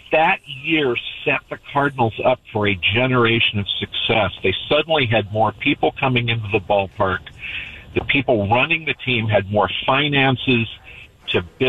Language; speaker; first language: English; native; English